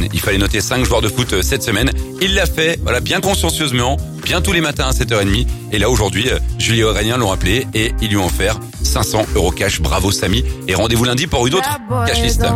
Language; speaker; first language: French; native; French